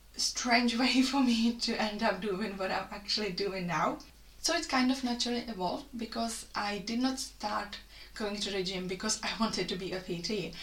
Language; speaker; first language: English; non-native, fluent; Czech